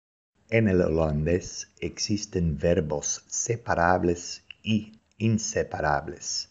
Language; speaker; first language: Spanish; non-native, fluent; Dutch